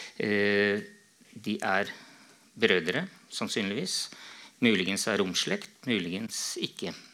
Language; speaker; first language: Norwegian; native; Norwegian